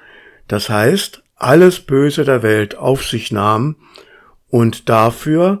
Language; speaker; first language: German; native; German